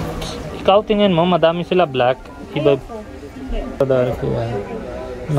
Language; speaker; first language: Filipino; non-native, learner; Punjabi